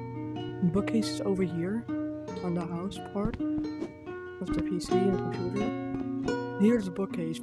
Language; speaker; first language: English; non-native, fluent; Dutch